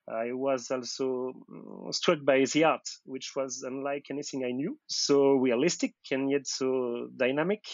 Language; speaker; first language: English; non-native, fluent; French